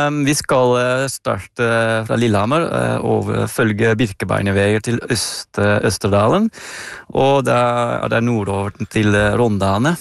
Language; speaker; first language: Norwegian; non-native, fluent; Dutch